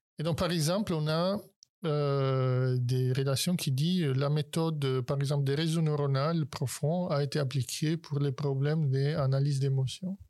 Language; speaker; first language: French; non-native, fluent; Italian